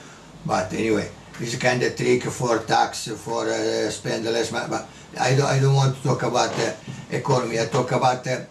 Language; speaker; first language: English; non-native, learner; Italian